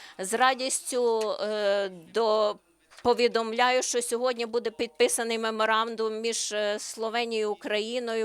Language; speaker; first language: Ukrainian; non-native, learner; Slovenian